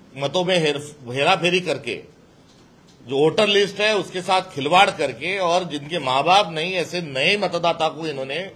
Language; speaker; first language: Hindi; non-native, local second language; Marathi